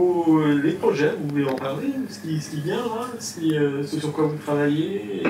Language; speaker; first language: French; native; French